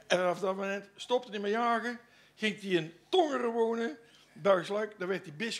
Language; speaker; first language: Dutch; native; Dutch